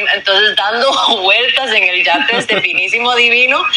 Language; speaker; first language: Spanish; early bilingual, heritage; Spanish